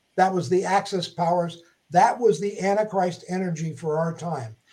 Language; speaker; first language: English; native; English